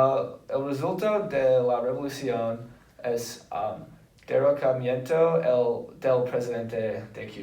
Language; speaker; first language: Spanish; non-native, learner; English